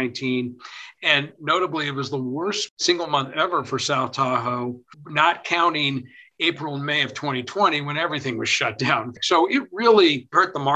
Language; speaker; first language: English; native; English